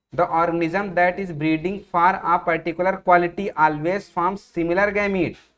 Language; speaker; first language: Hindi; native; Hindi